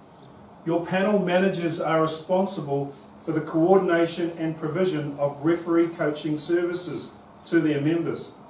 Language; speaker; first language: English; native; English